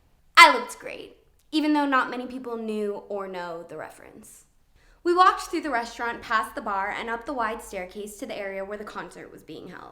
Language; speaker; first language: English; native; English